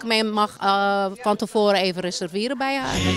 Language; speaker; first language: Dutch; native; Dutch